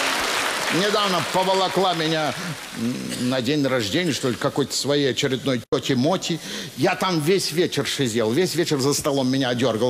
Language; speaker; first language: Russian; native; Russian